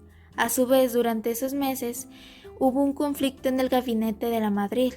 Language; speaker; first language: Spanish; native; Spanish